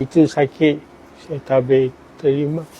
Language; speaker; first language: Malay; non-native, local second language; Tamil